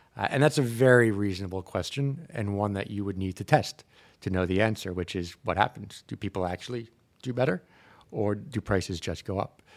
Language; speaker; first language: English; native; English